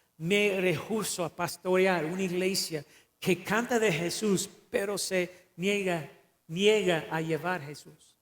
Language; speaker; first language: Spanish; non-native, fluent; English